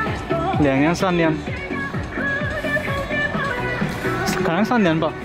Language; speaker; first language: Chinese; non-native, learner; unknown